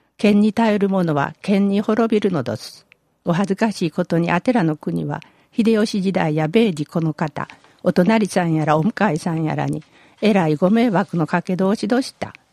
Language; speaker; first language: Japanese; native; Japanese